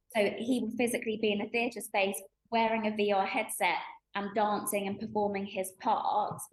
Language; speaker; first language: English; native; English